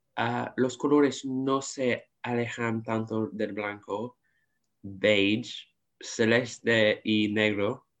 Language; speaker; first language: Spanish; non-native, learner; English